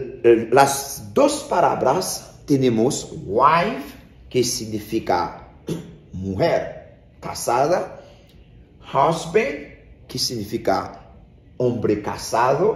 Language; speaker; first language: Spanish; non-native, fluent; Haitian Creole